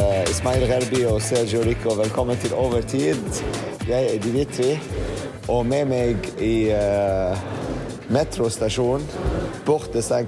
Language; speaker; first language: Norwegian; non-native, fluent; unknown